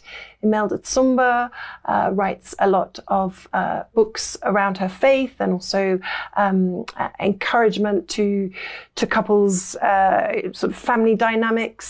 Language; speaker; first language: English; native; English